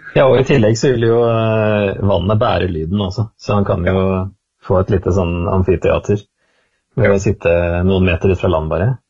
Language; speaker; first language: Norwegian; native; Norwegian